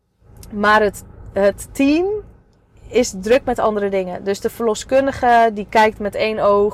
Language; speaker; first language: Dutch; native; Dutch